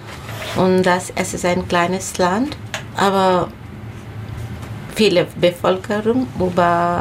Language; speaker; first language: German; non-native, learner; Bangla